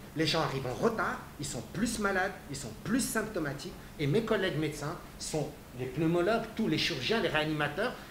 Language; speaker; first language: French; non-native, local second language; Arabic